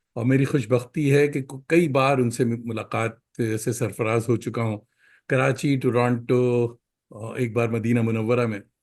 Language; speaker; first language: Urdu; native; Urdu